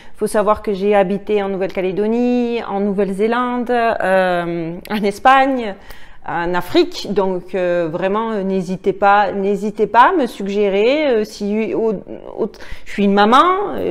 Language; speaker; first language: French; native; French